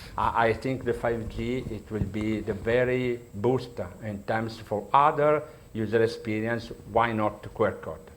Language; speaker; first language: English; non-native, learner; Italian